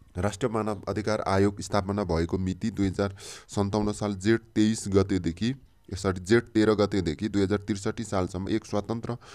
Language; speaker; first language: Nepali; native; Nepali